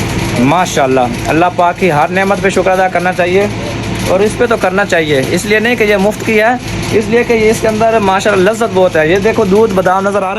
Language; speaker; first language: Hindi; native; Hindi